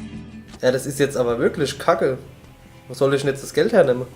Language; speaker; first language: German; native; German